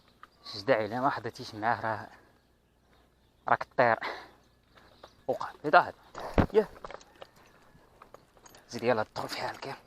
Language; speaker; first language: Arabic; native; Arabic